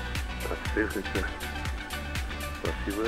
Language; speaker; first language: Russian; non-native, local second language; Uzbek